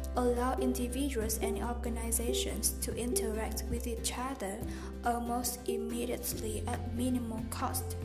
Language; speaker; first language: English; non-native, fluent; Vietnamese